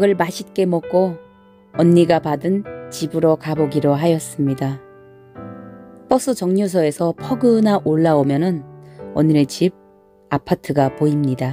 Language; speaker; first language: Korean; native; Korean